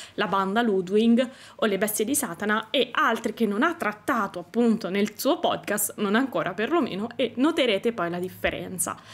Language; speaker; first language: Italian; native; Italian